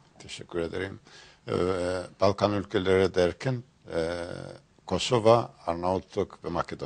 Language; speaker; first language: Turkish; non-native, fluent; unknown